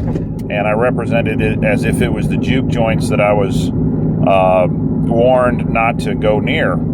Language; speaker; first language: English; native; English